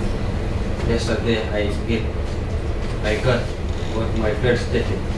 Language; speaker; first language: English; non-native, learner; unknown